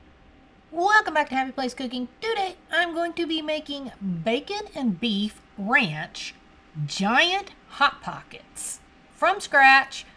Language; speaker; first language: English; native; English